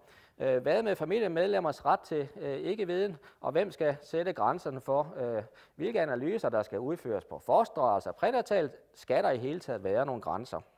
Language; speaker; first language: Danish; native; Danish